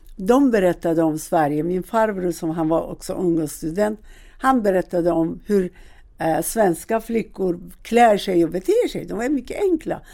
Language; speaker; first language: Swedish; non-native, fluent; Persian